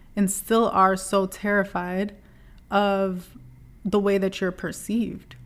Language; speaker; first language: English; native; English